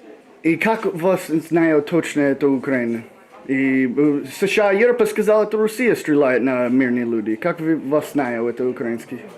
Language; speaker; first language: Russian; non-native, learner; English